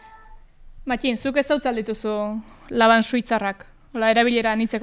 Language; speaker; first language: Basque; native; Basque